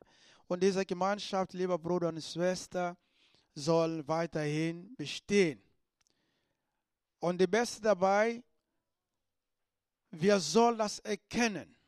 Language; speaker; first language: German; non-native, learner; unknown